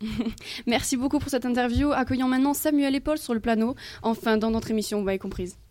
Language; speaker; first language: French; native; French